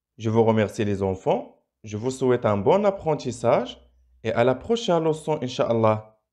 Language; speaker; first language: French; non-native, local second language; Arabic